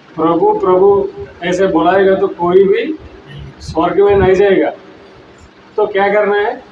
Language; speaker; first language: Hindi; non-native, local second language; Telugu